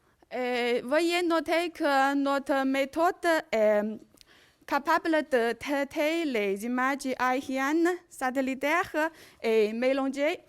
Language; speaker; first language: French; non-native, learner; Chinese